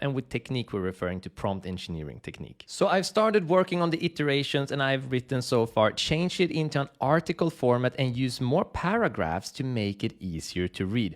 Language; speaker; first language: English; native; English